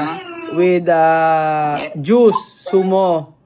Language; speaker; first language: English; non-native, local second language; Filipino